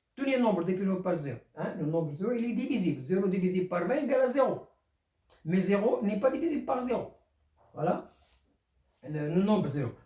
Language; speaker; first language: French; non-native, local second language; Arabic